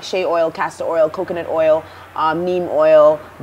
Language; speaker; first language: English; non-native, local second language; Akan